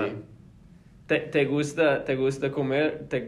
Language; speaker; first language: Spanish; non-native, fluent; English